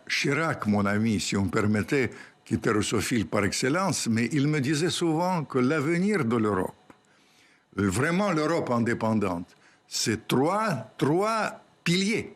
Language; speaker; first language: French; non-native, fluent; Russian